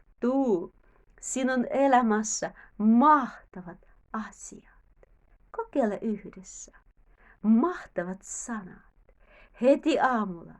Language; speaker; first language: Finnish; non-native, learner; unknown